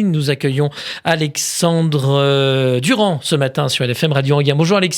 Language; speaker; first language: French; native; French